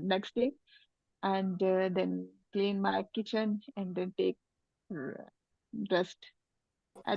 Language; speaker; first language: English; non-native, learner; Urdu